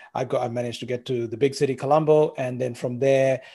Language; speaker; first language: English; non-native, local second language; Sinhala